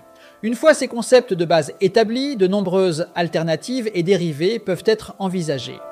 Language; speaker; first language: French; native; French